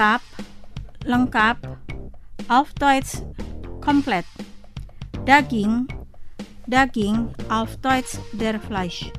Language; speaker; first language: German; non-native, fluent; Indonesian